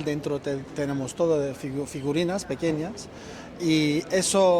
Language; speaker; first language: Spanish; non-native, learner; Turkish